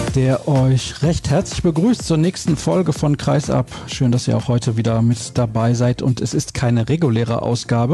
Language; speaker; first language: German; native; German